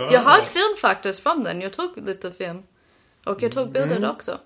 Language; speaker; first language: Swedish; non-native, learner; English